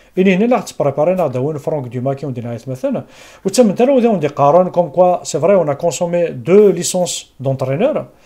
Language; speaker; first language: French; non-native, local second language; Kabyle